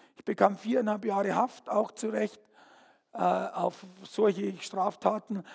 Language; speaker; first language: German; native; German